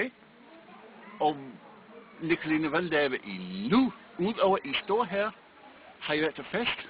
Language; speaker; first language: Danish; native; Danish